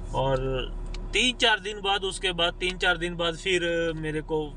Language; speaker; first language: Hindi; non-native, local second language; Punjabi